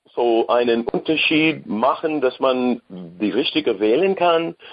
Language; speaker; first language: German; non-native, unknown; English